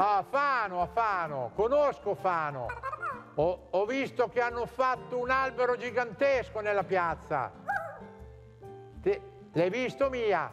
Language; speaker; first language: Italian; native; Italian